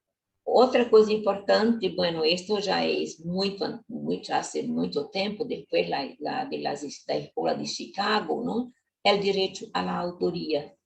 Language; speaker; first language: Spanish; non-native, learner; Portuguese